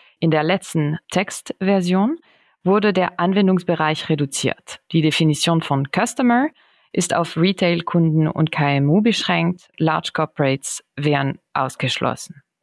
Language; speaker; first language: German; non-native, fluent; French